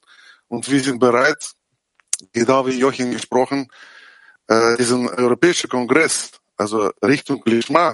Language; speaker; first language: German; non-native, learner; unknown